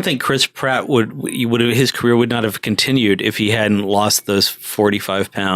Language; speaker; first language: English; native; English